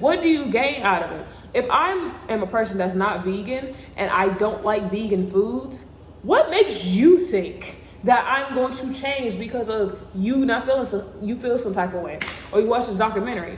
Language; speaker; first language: English; native; English